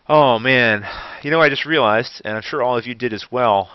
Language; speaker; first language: English; native; English